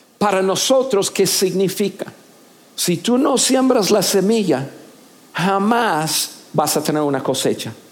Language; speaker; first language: Spanish; non-native, fluent; English